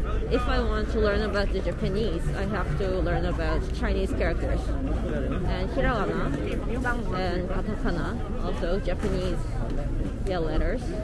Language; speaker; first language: English; non-native, learner; Korean